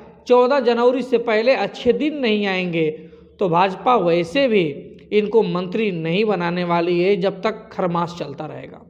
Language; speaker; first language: Hindi; native; Hindi